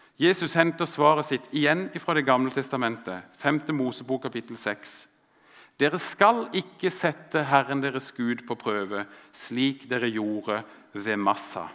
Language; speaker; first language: Norwegian; native; Norwegian